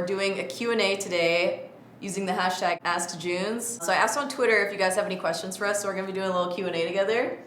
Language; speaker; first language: English; native; English